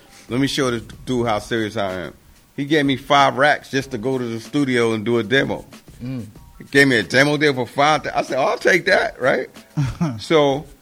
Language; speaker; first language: English; native; English